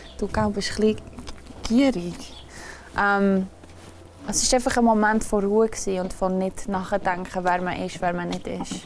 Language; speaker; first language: German; early bilingual, other home language; Albanian